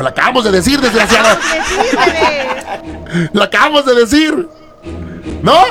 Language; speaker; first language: Spanish; native; Spanish